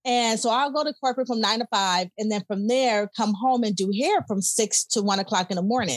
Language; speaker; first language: English; native; English